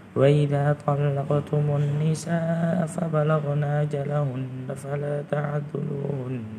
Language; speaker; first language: Arabic; non-native, learner; Indonesian